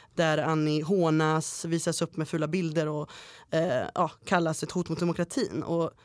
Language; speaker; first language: Swedish; early bilingual, other home language; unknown